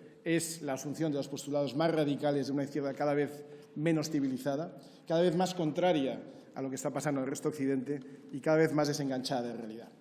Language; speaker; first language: Spanish; native; Spanish